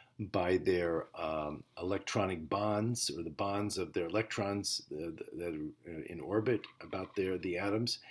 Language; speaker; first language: English; native; English